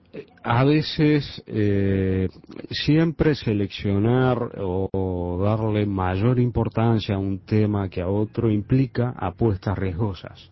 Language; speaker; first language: Spanish; native; Spanish